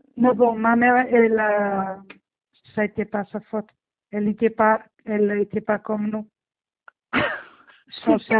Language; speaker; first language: French; non-native, learner; Portuguese